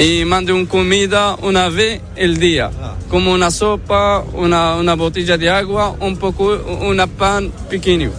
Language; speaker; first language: Spanish; non-native, learner; Arabic